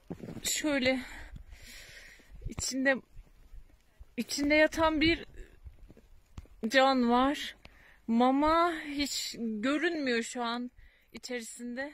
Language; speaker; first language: Turkish; native; Turkish